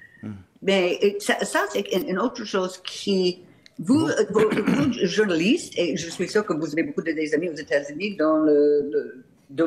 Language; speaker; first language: French; non-native, fluent; English